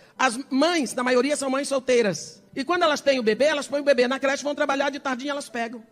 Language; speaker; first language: Portuguese; early bilingual, other home language; English